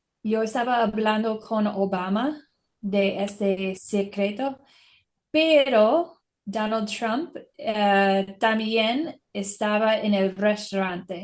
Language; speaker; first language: Spanish; non-native, learner; English